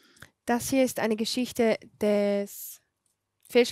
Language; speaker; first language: German; non-native, fluent; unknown